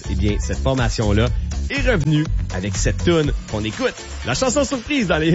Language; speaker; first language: French; native; French